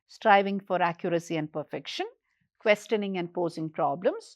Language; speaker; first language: English; non-native, local second language; Malayalam